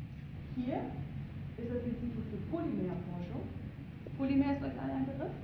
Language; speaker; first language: German; native; German